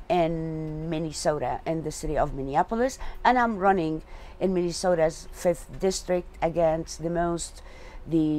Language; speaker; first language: English; non-native, fluent; Arabic